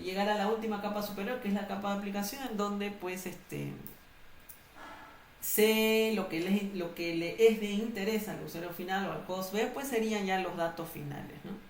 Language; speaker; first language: Spanish; native; Spanish